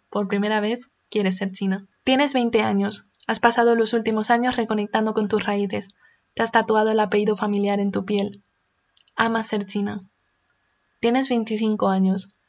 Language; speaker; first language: Spanish; early bilingual, other home language; Chinese